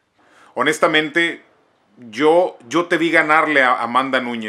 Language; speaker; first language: Spanish; native; Spanish